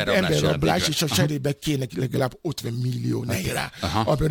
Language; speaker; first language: Hungarian; non-native, fluent; Yoruba